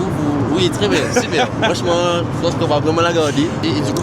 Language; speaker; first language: French; native; French